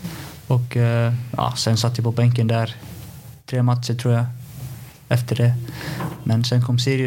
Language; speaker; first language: Swedish; non-native, fluent; Icelandic